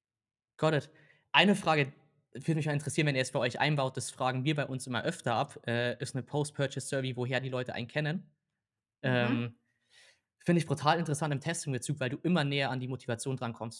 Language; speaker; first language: German; native; German